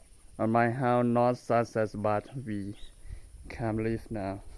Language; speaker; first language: English; non-native, learner; Hmong